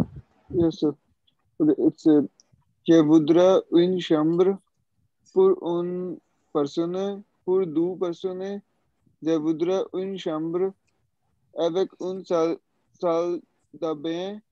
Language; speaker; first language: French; non-native, learner; Hindi